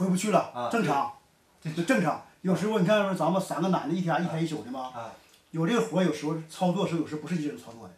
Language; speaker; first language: Chinese; native; Chinese